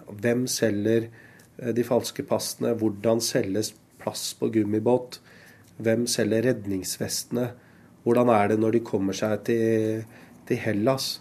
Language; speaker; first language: Norwegian; early bilingual, other home language; Urdu